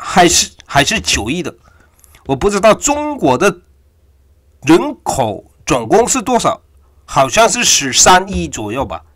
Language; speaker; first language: Chinese; non-native, fluent; Korean